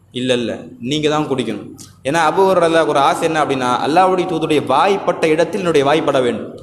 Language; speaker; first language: Tamil; native; Tamil